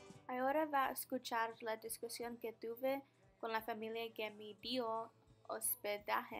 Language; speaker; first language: Spanish; non-native, learner; English